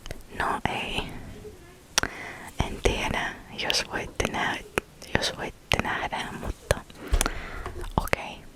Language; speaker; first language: Finnish; non-native, fluent; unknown